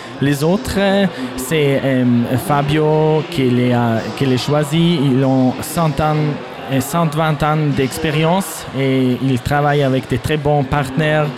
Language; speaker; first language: French; non-native, learner; German